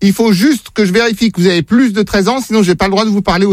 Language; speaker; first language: French; native; French